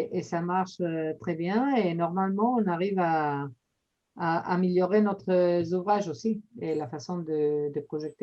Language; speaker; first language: French; non-native, fluent; Spanish